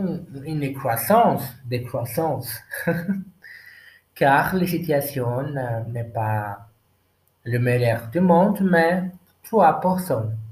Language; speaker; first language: French; non-native, learner; Portuguese